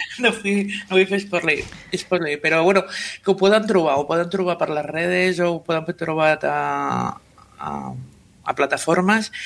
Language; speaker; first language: Catalan; non-native, local second language; Spanish